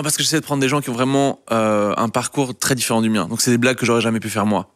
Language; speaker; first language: French; native; French